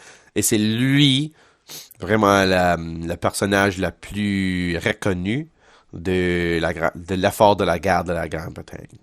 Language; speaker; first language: French; non-native, local second language; English